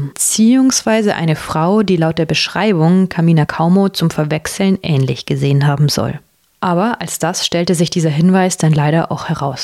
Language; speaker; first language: German; native; German